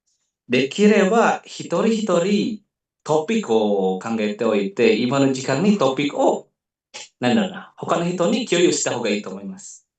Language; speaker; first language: Japanese; non-native, fluent; Indonesian